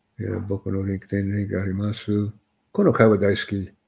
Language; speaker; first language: Japanese; non-native, learner; English